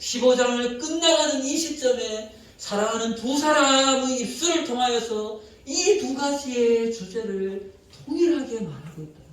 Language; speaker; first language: Korean; native; Korean